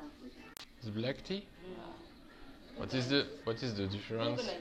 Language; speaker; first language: English; non-native, learner; French